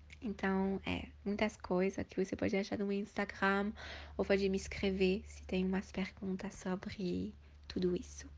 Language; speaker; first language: Portuguese; early bilingual, heritage; Portuguese